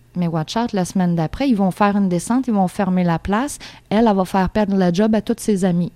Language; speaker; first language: French; native; French